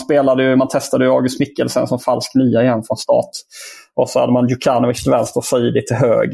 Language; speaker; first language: Swedish; native; Swedish